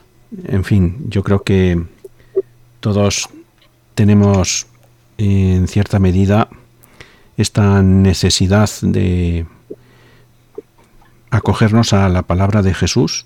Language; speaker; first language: Spanish; native; Spanish